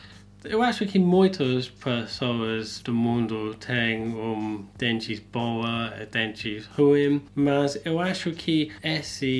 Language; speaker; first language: Portuguese; non-native, learner; English